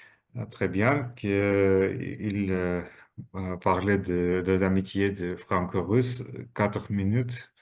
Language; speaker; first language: French; non-native, learner; Russian